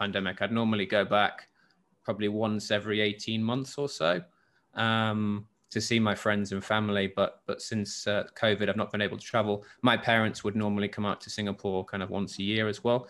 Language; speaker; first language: English; native; English